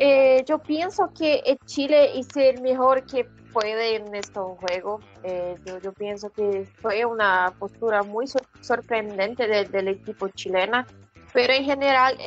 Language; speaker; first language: Spanish; non-native, fluent; Portuguese